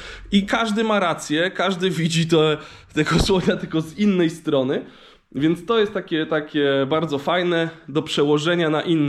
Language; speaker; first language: Polish; native; Polish